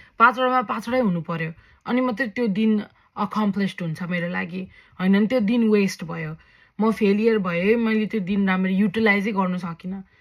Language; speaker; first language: Nepali; early bilingual, heritage; Nepali